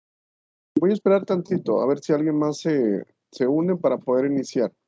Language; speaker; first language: Spanish; native; Spanish